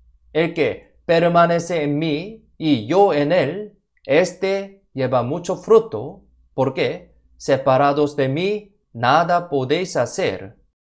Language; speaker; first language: Spanish; non-native, fluent; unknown